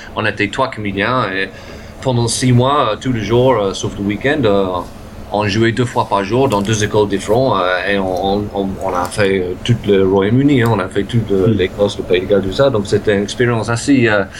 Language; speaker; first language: French; non-native, fluent; English